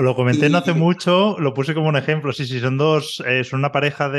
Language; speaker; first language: Spanish; native; Spanish